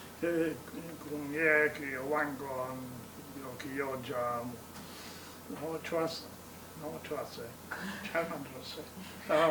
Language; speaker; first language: Korean; non-native, learner; English